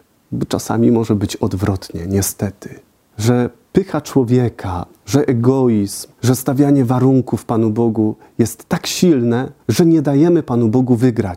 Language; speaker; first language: Polish; native; Polish